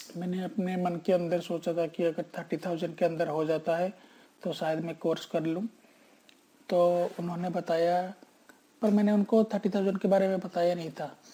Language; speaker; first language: Hindi; native; Hindi